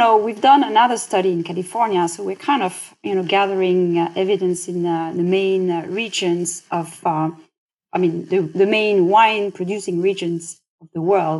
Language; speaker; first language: English; non-native, fluent; French